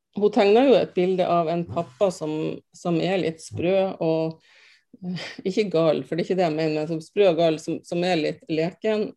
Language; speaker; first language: Norwegian; native; Norwegian